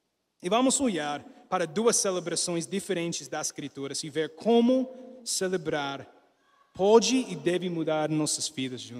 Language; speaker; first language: Portuguese; non-native, learner; English